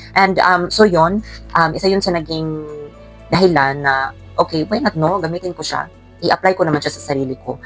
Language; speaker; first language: Filipino; non-native, local second language; Cebuano